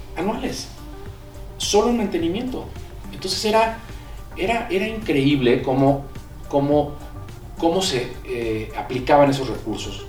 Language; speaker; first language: Spanish; native; Spanish